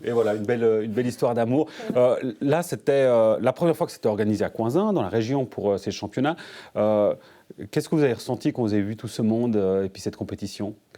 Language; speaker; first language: French; native; French